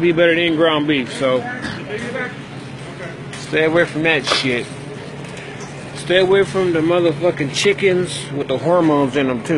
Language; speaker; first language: English; native; English